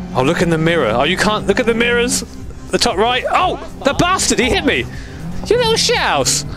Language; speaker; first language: English; native; English